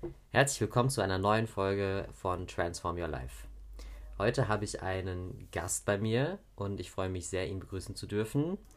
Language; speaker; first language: German; native; German